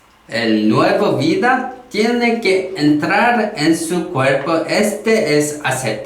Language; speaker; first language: Spanish; non-native, learner; Korean